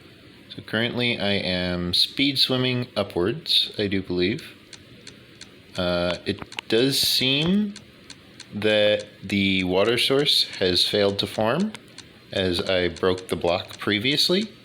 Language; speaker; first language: English; native; English